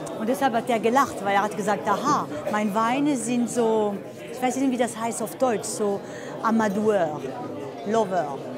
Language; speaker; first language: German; non-native, fluent; French